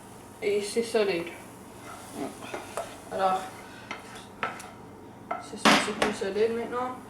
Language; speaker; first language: French; non-native, learner; English